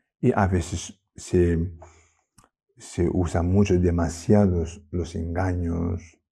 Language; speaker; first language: Spanish; non-native, learner; Tibetan